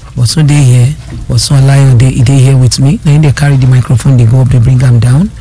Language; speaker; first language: Nigerian Pidgin; non-native, local second language; Yoruba